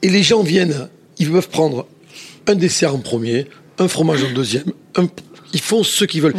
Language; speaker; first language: French; native; French